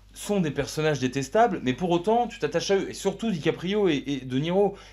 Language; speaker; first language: French; native; French